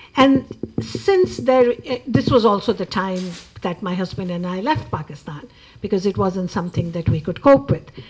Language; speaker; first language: English; non-native, local second language; Urdu